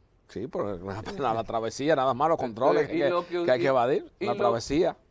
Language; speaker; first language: Spanish; native; Spanish